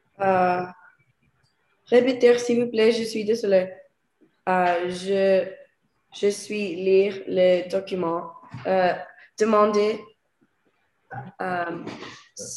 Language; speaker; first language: French; non-native, learner; English